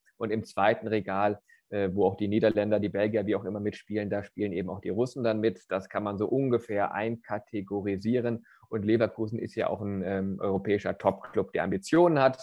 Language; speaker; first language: German; native; German